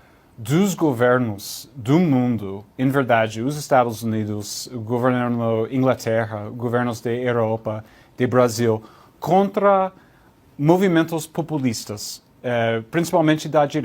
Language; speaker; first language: Portuguese; non-native, learner; English